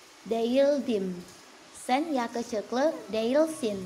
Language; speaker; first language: Turkish; non-native, learner; Indonesian